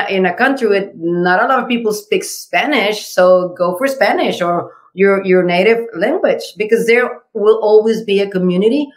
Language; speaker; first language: English; non-native, fluent; Spanish